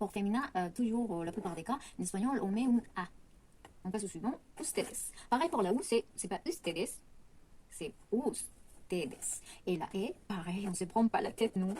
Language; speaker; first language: French; non-native, fluent; Spanish